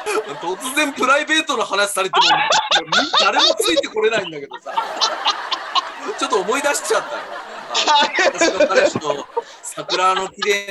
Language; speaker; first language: Japanese; native; Japanese